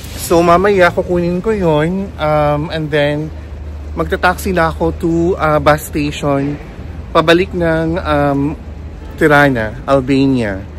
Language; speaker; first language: Filipino; native; Filipino